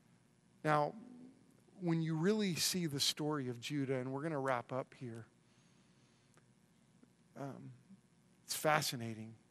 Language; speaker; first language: English; native; English